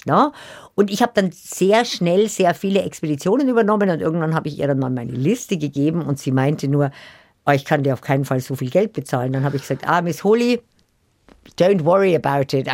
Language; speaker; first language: German; native; German